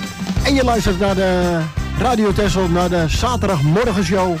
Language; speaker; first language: Dutch; native; Dutch